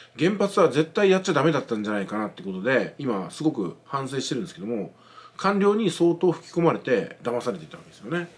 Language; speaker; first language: Japanese; native; Japanese